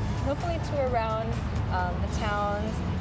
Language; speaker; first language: English; early bilingual, other home language; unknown